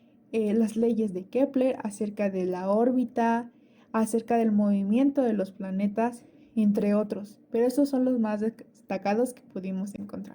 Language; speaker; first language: Spanish; native; Spanish